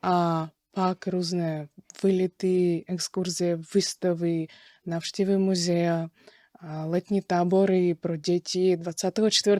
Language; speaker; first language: Czech; non-native, fluent; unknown